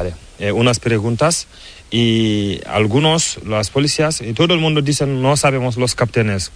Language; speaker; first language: Spanish; non-native, learner; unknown